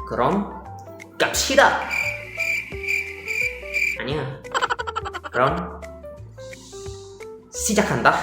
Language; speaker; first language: Korean; non-native, learner; Indonesian